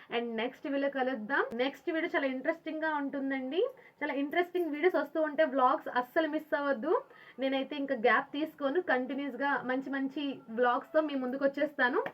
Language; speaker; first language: Telugu; non-native, local second language; Urdu